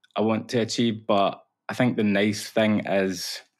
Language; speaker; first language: English; native; English